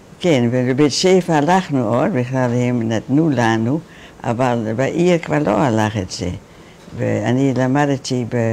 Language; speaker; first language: Hebrew; non-native, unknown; Dutch